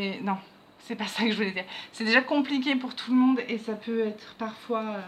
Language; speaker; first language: French; native; French